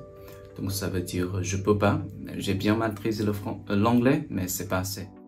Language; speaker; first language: French; non-native, learner; Chinese